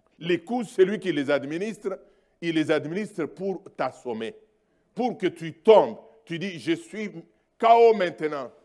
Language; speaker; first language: French; non-native, local second language; Luba-Lulua